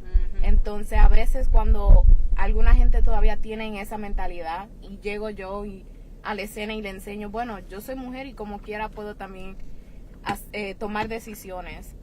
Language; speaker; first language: Spanish; early bilingual, heritage; Spanish